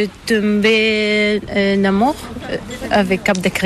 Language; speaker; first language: French; non-native, learner; Bulgarian